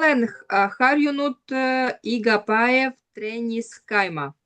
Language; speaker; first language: Estonian; non-native, learner; Russian